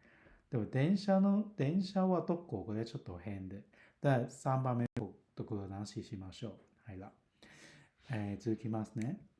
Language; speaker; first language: Japanese; non-native, fluent; Cantonese